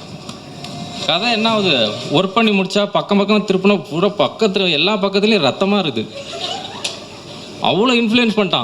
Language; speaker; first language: Tamil; native; Tamil